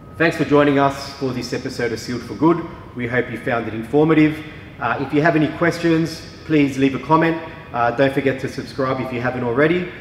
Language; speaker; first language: English; native; English